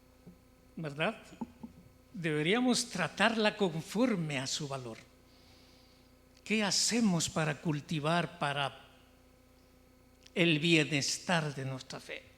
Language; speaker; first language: Spanish; native; Spanish